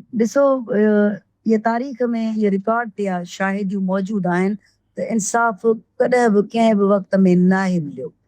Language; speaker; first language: Sindhi; native; Sindhi